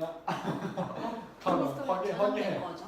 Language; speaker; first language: Korean; non-native, learner; Chinese